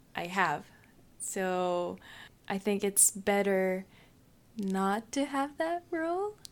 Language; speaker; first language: English; non-native, fluent; Japanese